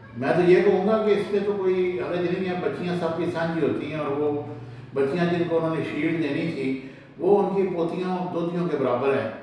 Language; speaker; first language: Urdu; native; Urdu